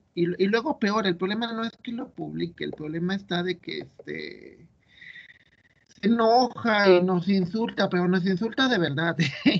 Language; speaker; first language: Spanish; native; Spanish